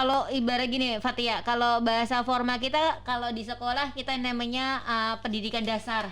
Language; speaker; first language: Indonesian; native; Indonesian